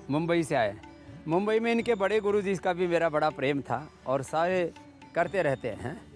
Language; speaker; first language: Hindi; native; Hindi